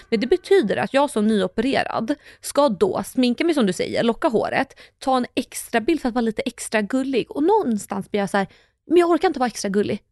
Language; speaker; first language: Swedish; early bilingual, other home language; Russian